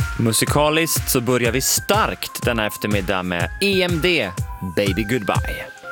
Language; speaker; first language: Swedish; native; Swedish